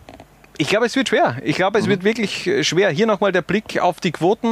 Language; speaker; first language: German; native; German